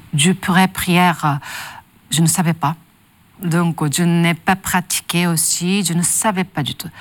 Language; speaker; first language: French; non-native, learner; Japanese